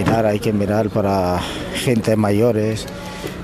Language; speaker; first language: Spanish; non-native, learner; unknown